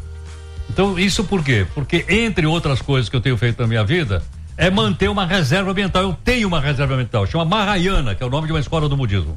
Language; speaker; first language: Portuguese; native; Portuguese